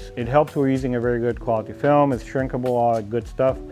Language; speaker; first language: English; native; English